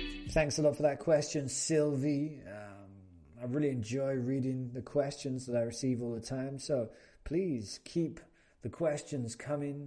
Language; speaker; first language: English; native; English